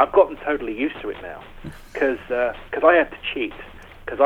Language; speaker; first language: English; native; English